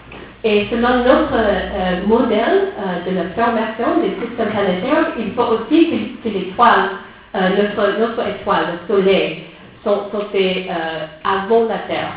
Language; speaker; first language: French; non-native, fluent; English